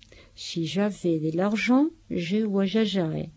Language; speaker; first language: French; non-native, fluent; Spanish